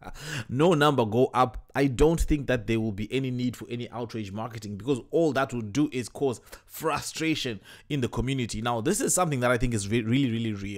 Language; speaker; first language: English; native; English